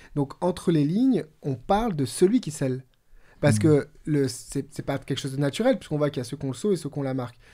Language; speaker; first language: French; native; French